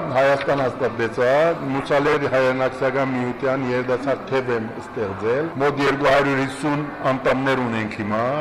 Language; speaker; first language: Armenian; early bilingual, heritage; Armenian